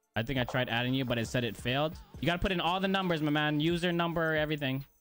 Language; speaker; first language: English; native; English